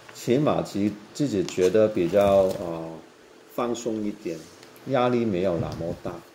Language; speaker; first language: Chinese; non-native, local second language; Cantonese